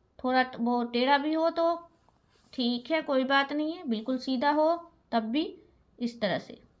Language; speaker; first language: Hindi; native; Hindi